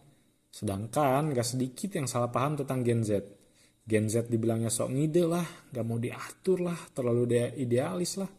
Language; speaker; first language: Indonesian; native; Indonesian